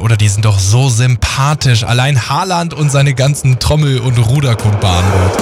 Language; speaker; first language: German; native; German